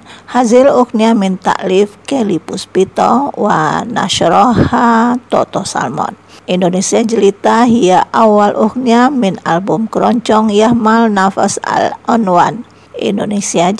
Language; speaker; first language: Arabic; non-native, fluent; Indonesian